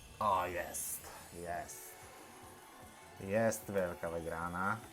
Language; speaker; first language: Polish; non-native, learner; Russian